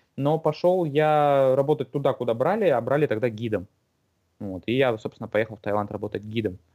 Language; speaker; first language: Russian; native; Russian